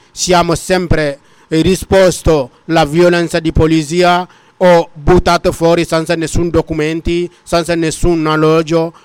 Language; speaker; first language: Italian; non-native, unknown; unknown